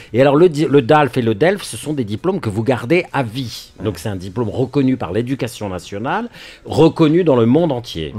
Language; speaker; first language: French; native; French